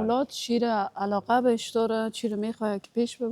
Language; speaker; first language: Persian; native; Persian